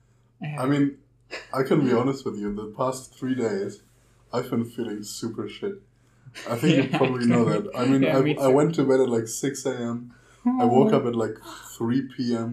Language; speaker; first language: English; non-native, fluent; German